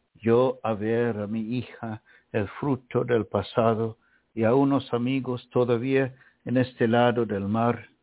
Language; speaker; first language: Spanish; non-native, fluent; English